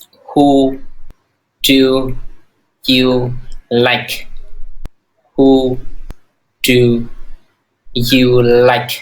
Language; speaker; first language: English; non-native, fluent; Hmong